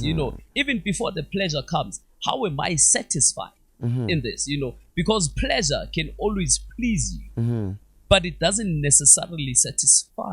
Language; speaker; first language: English; non-native, local second language; Zulu